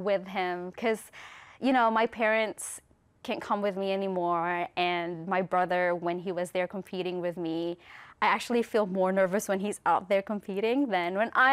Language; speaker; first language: English; non-native, local second language; Filipino